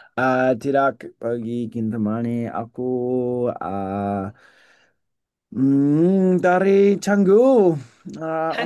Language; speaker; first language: Indonesian; non-native, learner; English